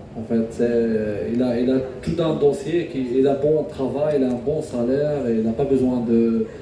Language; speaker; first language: French; non-native, local second language; Arabic